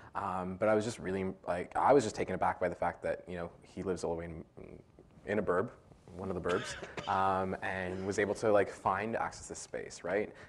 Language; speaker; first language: English; native; English